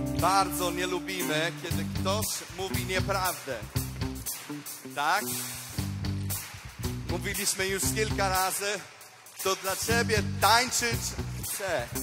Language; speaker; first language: Polish; non-native, fluent; Spanish